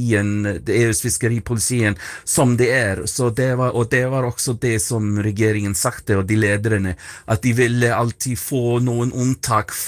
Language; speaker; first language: Swedish; non-native, fluent; Icelandic